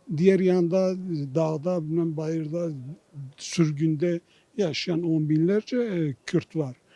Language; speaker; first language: Turkish; non-native, local second language; Kurdish